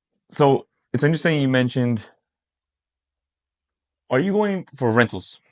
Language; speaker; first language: English; native; English